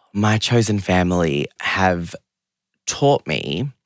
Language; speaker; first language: English; early bilingual, other home language; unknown